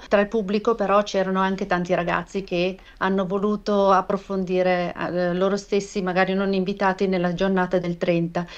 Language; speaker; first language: Italian; native; Italian